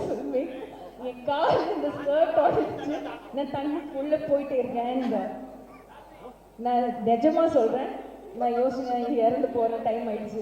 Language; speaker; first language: Tamil; non-native, learner; Malayalam